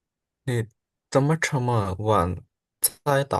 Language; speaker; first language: Chinese; non-native, learner; Indonesian